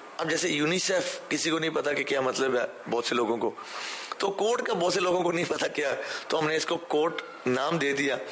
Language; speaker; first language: Urdu; early bilingual, heritage; Urdu